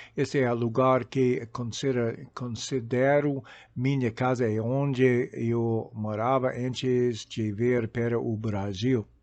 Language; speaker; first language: Portuguese; non-native, fluent; English